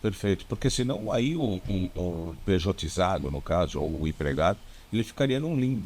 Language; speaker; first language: Portuguese; native; Portuguese